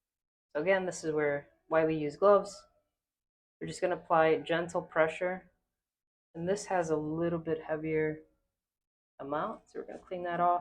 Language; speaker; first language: English; native; English